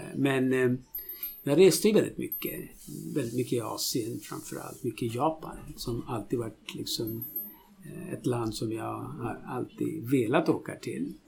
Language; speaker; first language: Swedish; non-native, fluent; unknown